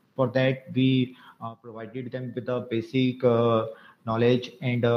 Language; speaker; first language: English; non-native, local second language; Punjabi